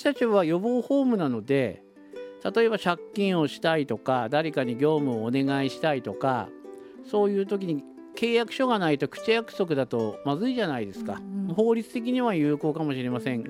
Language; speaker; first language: Japanese; native; Japanese